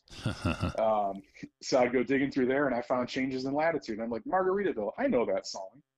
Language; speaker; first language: English; native; English